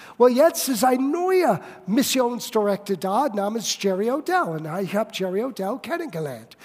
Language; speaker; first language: German; non-native, fluent; English